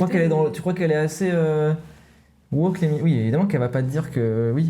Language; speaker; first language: French; native; French